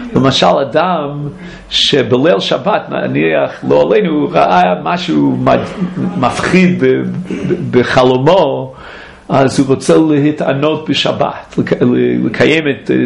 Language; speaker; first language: Hebrew; non-native, fluent; English